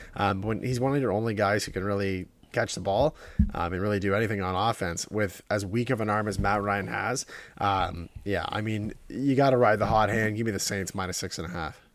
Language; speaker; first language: English; native; English